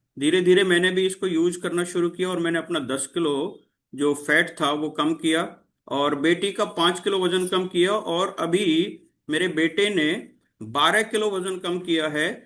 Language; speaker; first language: Hindi; native; Hindi